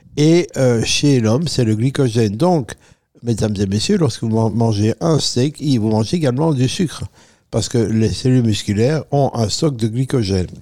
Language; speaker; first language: French; non-native, fluent; Italian